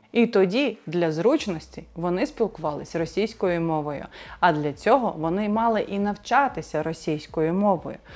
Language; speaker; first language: Ukrainian; non-native, local second language; Russian